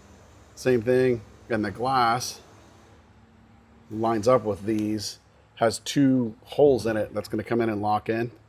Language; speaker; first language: English; native; English